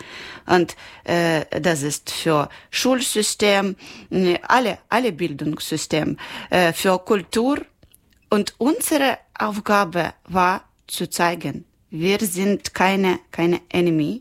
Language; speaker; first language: German; non-native, learner; Ukrainian